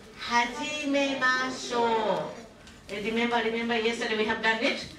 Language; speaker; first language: English; non-native, local second language; Japanese